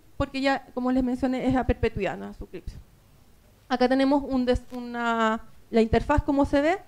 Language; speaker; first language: Spanish; native; Spanish